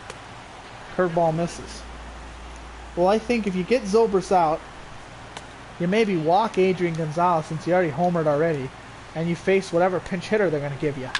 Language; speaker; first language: English; native; English